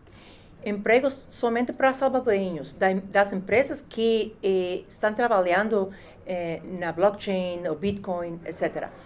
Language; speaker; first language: Portuguese; non-native, fluent; Spanish